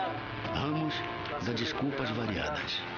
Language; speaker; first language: Portuguese; native; Portuguese